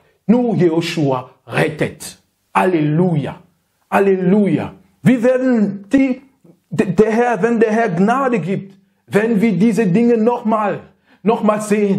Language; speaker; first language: German; non-native, learner; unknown